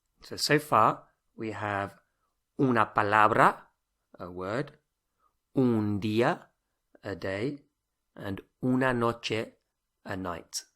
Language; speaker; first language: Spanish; non-native, fluent; English